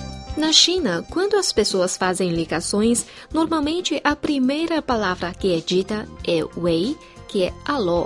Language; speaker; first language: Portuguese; non-native, fluent; Chinese